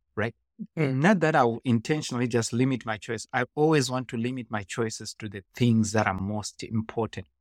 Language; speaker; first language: English; non-native, local second language; Shona